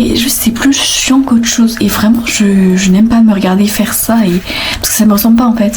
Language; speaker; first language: French; native; French